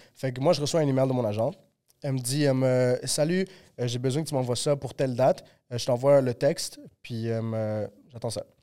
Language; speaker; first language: French; early bilingual, other home language; Spanish